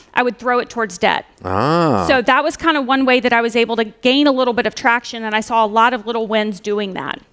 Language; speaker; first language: English; native; English